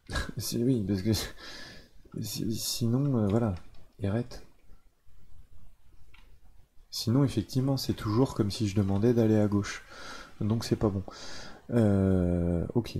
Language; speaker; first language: French; native; French